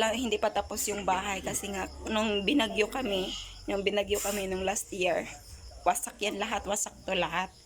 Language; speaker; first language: Filipino; non-native, local second language; Cebuano